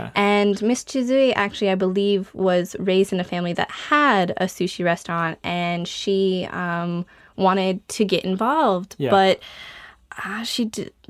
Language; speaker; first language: English; native; English